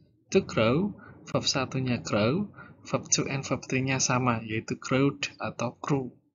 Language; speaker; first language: English; non-native, fluent; Indonesian